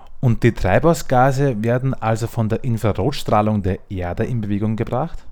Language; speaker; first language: German; native; German